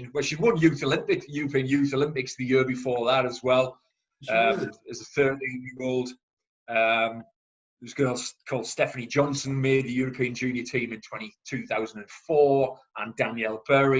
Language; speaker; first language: English; native; English